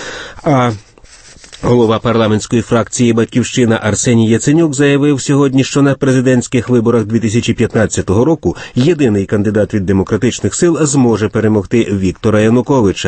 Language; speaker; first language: Ukrainian; native; Ukrainian